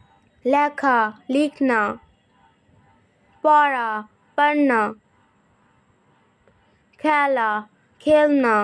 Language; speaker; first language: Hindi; non-native, learner; Bangla